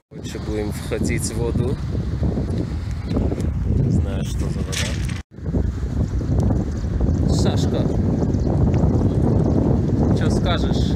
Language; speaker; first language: Russian; early bilingual, heritage; Russian